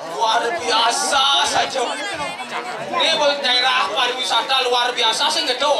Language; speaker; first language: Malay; non-native, local second language; Balinese